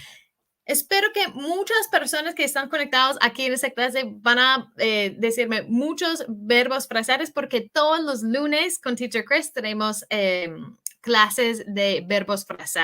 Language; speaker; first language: Spanish; non-native, fluent; English